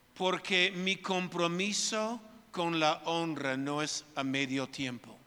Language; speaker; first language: Spanish; non-native, fluent; English